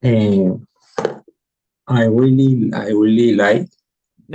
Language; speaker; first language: English; non-native, learner; Spanish